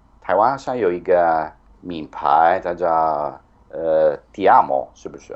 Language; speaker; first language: Chinese; non-native, fluent; Italian